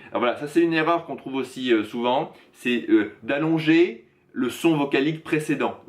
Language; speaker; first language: French; native; French